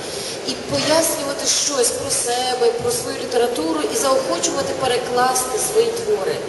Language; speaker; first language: Ukrainian; native; Ukrainian